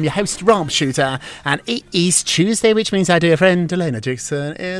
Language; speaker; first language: English; native; English